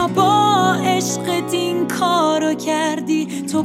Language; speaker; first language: Persian; non-native, local second language; Armenian